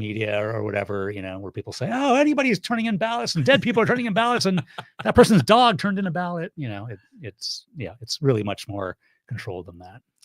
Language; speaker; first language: English; native; English